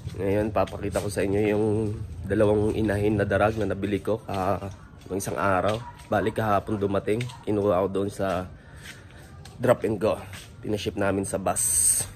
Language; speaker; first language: Filipino; non-native, local second language; Bikol